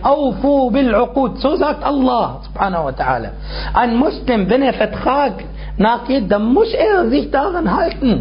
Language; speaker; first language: German; non-native, fluent; Arabic